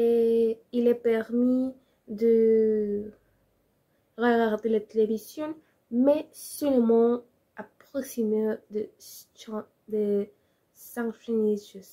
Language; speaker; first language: French; non-native, learner; Spanish